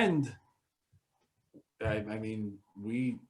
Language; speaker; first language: English; native; English